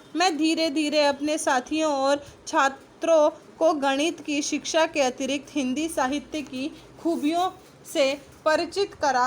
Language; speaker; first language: Hindi; native; Hindi